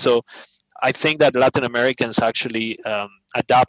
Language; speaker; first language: English; non-native, fluent; Spanish